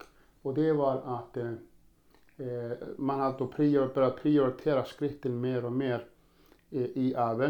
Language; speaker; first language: Swedish; non-native, fluent; Icelandic